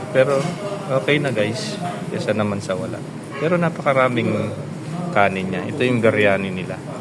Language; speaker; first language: Filipino; native; Filipino